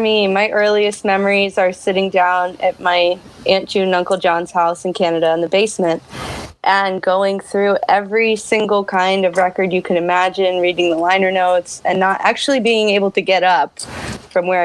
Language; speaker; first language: English; native; English